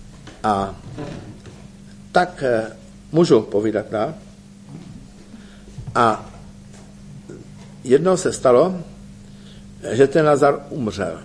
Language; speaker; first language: Czech; native; Czech